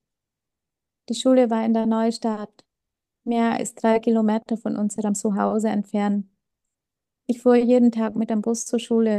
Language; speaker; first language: German; early bilingual, other home language; Vietnamese